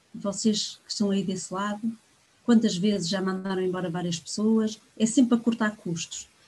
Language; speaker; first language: Portuguese; native; Portuguese